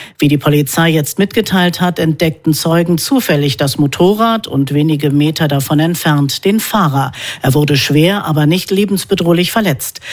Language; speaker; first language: German; native; German